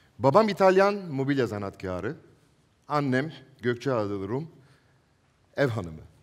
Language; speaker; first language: Turkish; non-native, local second language; Italian